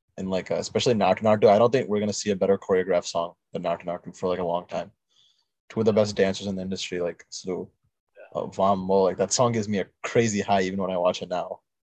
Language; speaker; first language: English; early bilingual, other home language; Telugu